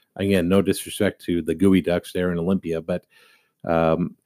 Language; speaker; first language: English; native; English